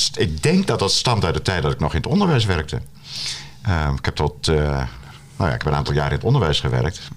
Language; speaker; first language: Dutch; native; Dutch